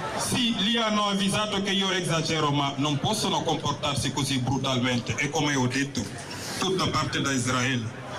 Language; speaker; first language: Italian; non-native, fluent; Wolof